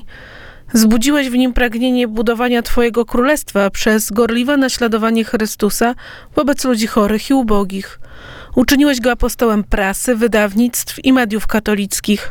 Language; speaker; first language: Polish; native; Polish